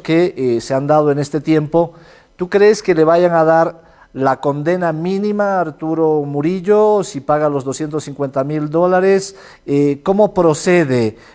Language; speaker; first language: Spanish; native; Spanish